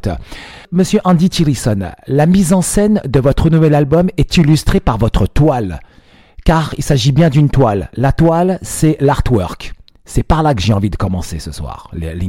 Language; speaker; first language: French; native; French